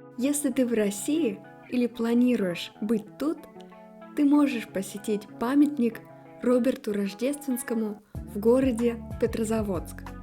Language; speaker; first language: Russian; native; Russian